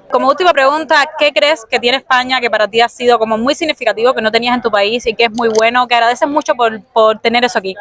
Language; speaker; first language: Spanish; native; Spanish